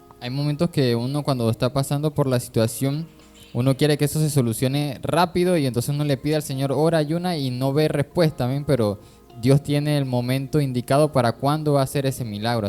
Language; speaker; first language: Spanish; native; Spanish